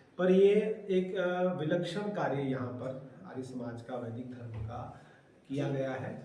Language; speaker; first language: Hindi; native; Hindi